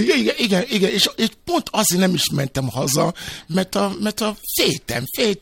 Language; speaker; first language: Hungarian; non-native, fluent; Yoruba